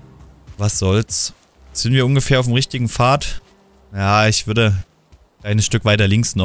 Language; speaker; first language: German; native; German